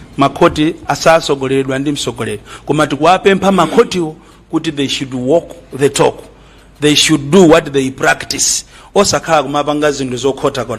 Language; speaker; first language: Nyanja; native; Nyanja